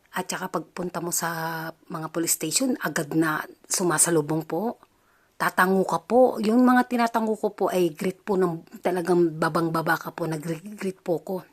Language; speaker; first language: Filipino; native; Filipino